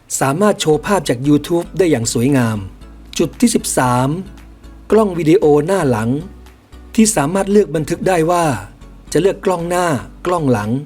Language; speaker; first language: Thai; native; Thai